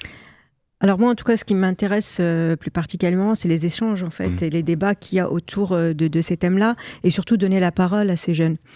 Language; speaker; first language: French; native; French